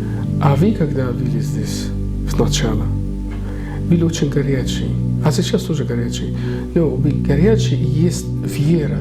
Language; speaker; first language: Russian; non-native, learner; Arabic